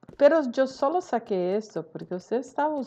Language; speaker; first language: Spanish; non-native, learner; Portuguese